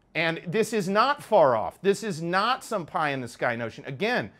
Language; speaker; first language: English; native; English